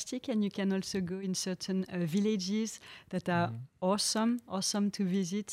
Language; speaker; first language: English; non-native, fluent; French